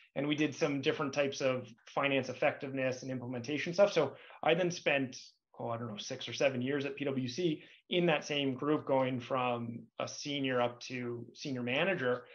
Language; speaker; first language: English; native; English